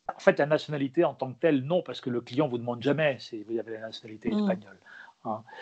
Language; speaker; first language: French; early bilingual, other home language; Spanish